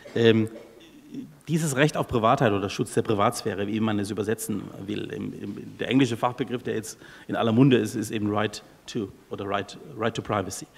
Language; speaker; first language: German; native; German